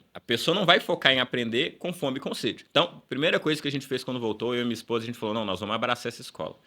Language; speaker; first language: Portuguese; early bilingual, other home language; Upper Guinea Crioulo